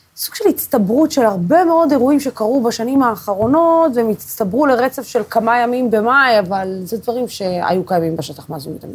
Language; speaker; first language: Hebrew; non-native, local second language; Arabic